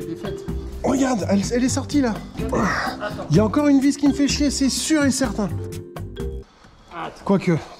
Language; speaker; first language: French; native; French